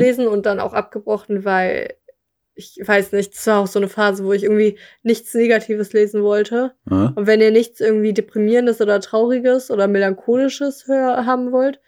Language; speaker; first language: German; native; German